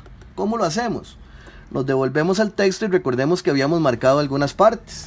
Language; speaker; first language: Spanish; native; Spanish